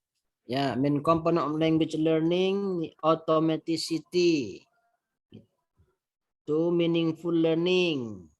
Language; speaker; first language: English; non-native, fluent; Indonesian